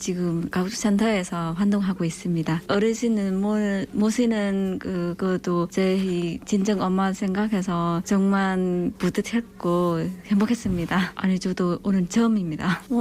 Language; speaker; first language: Korean; non-native, learner; Vietnamese